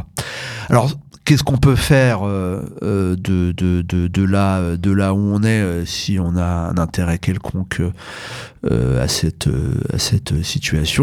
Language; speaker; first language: French; native; French